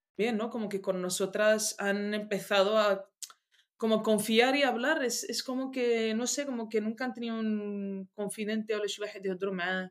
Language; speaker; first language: Spanish; early bilingual, other home language; Arabic